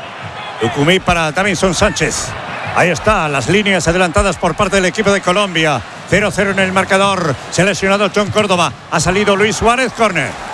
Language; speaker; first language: Spanish; native; Spanish